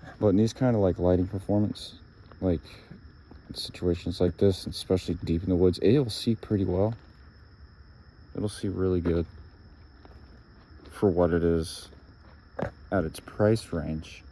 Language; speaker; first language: English; native; English